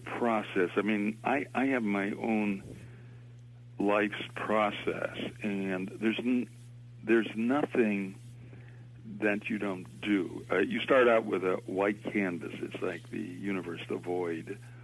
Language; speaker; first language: English; native; English